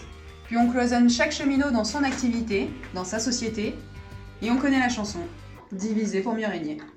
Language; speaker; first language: French; native; French